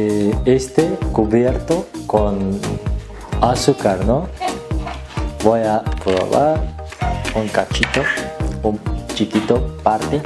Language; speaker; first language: Spanish; non-native, learner; Turkish